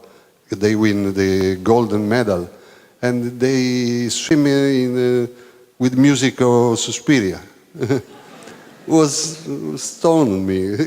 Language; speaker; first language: English; non-native, learner; Italian